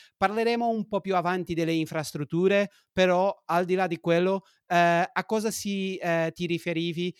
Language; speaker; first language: Italian; non-native, fluent; Portuguese